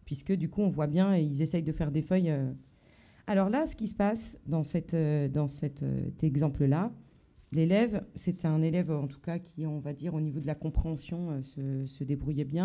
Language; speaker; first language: French; native; French